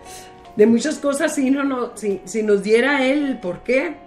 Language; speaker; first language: Spanish; native; Spanish